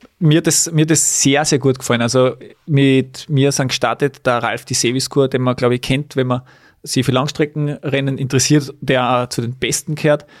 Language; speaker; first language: German; native; German